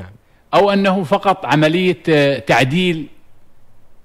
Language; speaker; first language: Arabic; native; Arabic